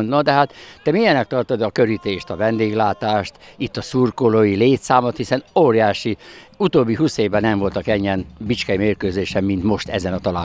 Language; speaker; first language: Hungarian; native; Hungarian